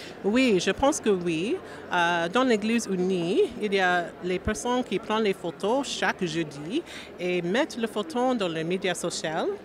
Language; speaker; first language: French; non-native, learner; English